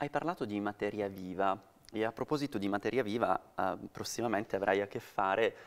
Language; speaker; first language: Italian; native; Italian